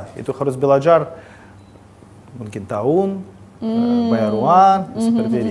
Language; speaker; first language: Indonesian; non-native, learner; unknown